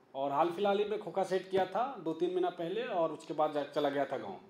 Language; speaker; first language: Hindi; native; Hindi